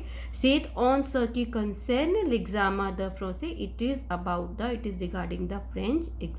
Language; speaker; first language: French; non-native, fluent; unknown